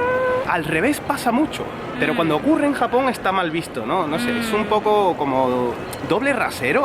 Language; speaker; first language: Spanish; native; Spanish